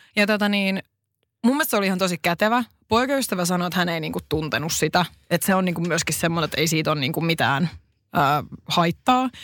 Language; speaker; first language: Finnish; native; Finnish